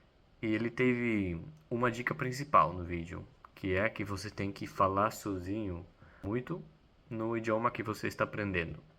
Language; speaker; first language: Portuguese; non-native, fluent; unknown